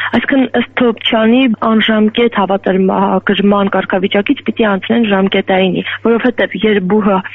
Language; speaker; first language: Armenian; native; Armenian